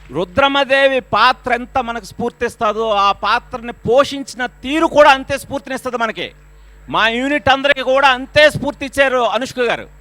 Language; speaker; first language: Telugu; native; Telugu